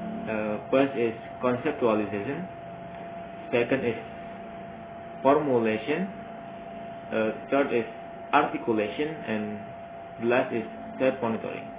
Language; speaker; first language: English; non-native, learner; Indonesian